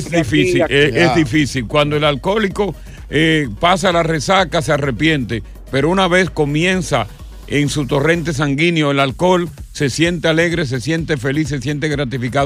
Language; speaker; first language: Spanish; native; Spanish